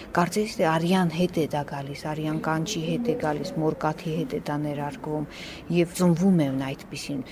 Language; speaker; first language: Armenian; native; Armenian